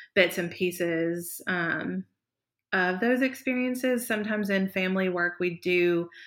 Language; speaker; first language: English; native; English